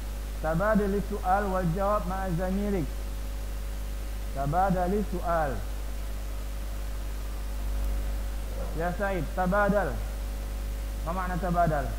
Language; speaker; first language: Arabic; non-native, fluent; Indonesian